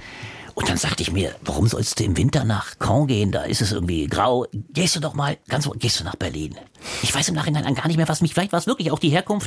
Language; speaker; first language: German; native; German